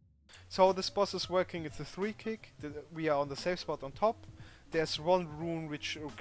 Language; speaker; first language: English; non-native, fluent; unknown